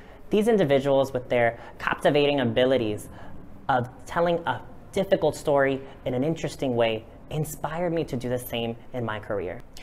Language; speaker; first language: English; early bilingual, other home language; Spanish